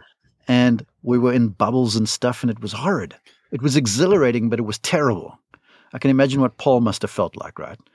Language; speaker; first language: English; native; English